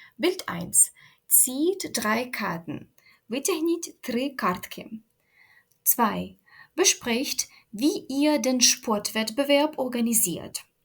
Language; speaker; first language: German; non-native, fluent; Ukrainian